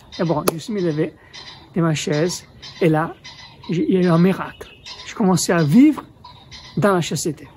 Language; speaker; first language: French; non-native, fluent; Italian